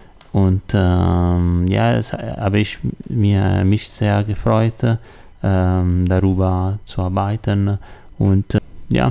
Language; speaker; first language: German; non-native, learner; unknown